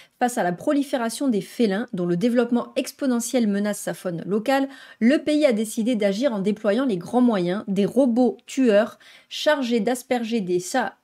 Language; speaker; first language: French; native; French